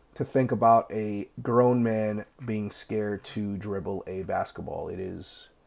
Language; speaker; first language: English; native; English